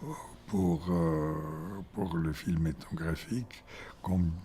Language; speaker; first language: French; non-native, fluent; Bulgarian